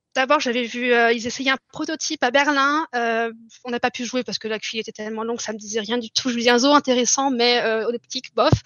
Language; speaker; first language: French; early bilingual, heritage; German